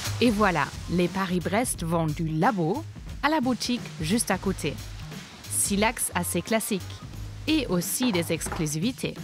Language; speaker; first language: French; non-native, fluent; German